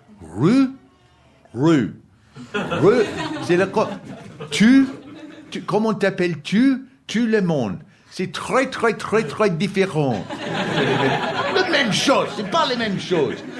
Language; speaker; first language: French; non-native, learner; English